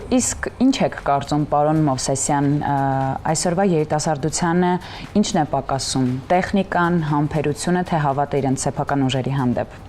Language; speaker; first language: Armenian; native; Armenian